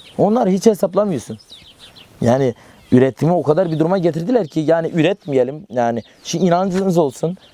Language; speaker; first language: Turkish; native; Turkish